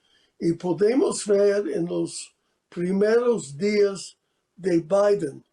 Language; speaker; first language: Spanish; non-native, fluent; English